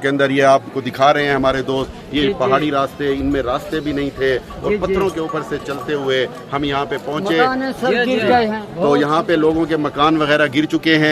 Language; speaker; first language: Urdu; native; Urdu